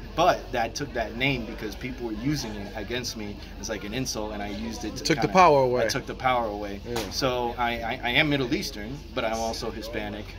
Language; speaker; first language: English; native; English